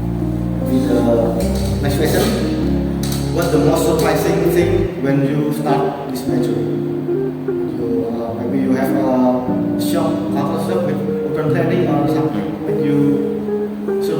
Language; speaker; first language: English; non-native, learner; Indonesian